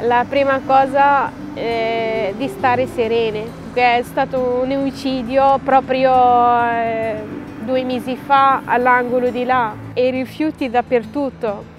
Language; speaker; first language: Italian; non-native, fluent; Arabic